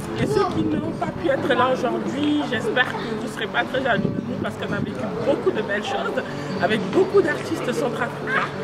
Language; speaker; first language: French; non-native, local second language; Sango